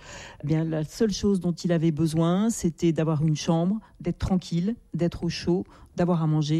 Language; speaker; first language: French; native; French